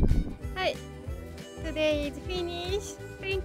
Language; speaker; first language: English; non-native, learner; Japanese